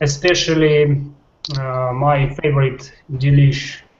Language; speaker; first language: English; non-native, learner; Russian